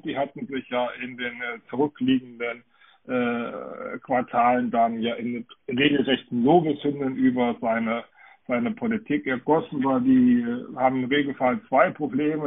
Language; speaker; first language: German; native; German